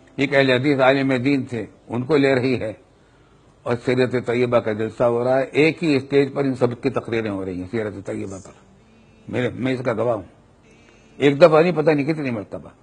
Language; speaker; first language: Urdu; native; Urdu